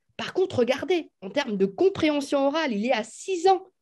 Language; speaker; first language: French; native; French